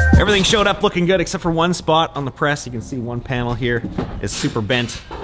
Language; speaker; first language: English; native; English